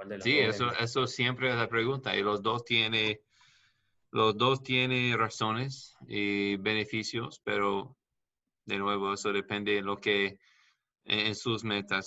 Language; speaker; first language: Spanish; non-native, learner; English